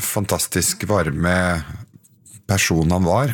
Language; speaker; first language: Norwegian; early bilingual, other home language; Arabic